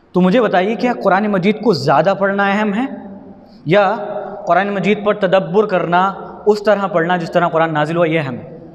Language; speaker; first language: Urdu; native; Urdu